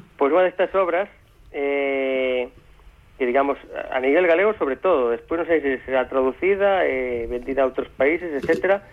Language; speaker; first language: Galician; native; Galician